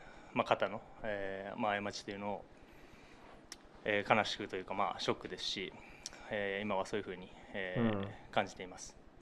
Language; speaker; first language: Japanese; native; Japanese